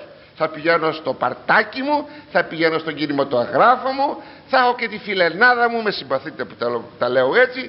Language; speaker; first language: Greek; native; Greek